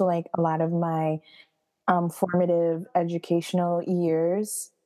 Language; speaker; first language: English; non-native, fluent; Haitian Creole